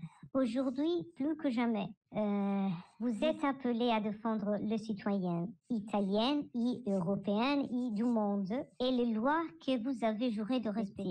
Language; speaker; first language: French; non-native, learner; Italian